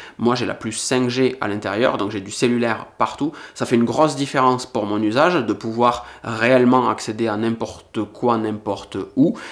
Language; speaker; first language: French; native; French